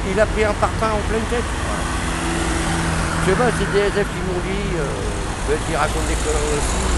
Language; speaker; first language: French; native; French